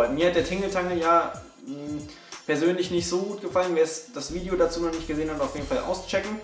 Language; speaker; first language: German; native; German